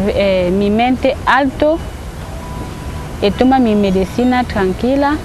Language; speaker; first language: Spanish; non-native, learner; French